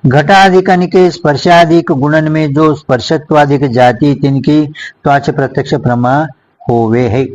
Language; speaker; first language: Hindi; non-native, local second language; Kannada